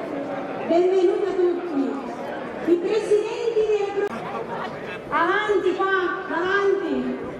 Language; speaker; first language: Italian; native; Italian